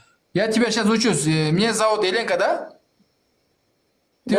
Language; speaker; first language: Russian; non-native, learner; Kyrgyz